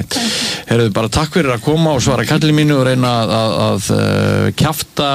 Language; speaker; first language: Icelandic; native; Icelandic